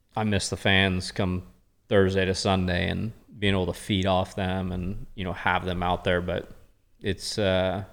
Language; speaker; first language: English; native; English